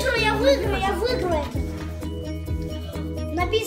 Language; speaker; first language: Russian; early bilingual, heritage; Russian